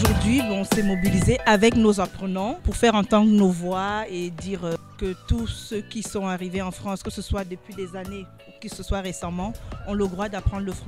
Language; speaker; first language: French; native; French